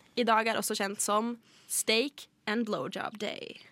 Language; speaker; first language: Norwegian; native; Norwegian